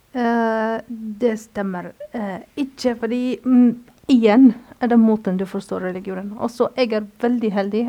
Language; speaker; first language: Norwegian; non-native, fluent; Arabic